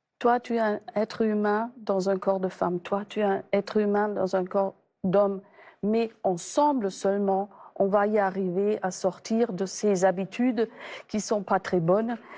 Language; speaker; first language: French; non-native, fluent; German